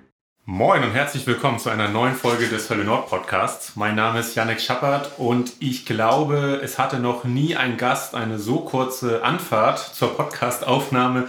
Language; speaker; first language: German; native; German